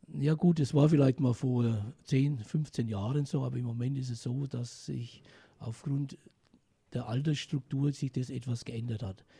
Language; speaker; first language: German; native; German